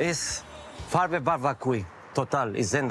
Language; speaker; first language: German; non-native, learner; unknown